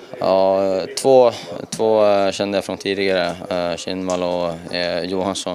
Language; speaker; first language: Swedish; non-native, fluent; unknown